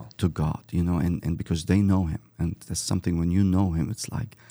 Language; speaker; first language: English; early bilingual, other home language; Arabic